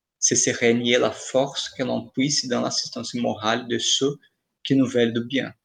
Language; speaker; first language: French; non-native, fluent; Portuguese